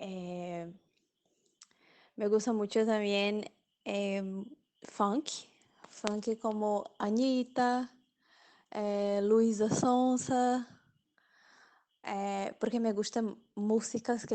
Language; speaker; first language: Spanish; non-native, learner; Portuguese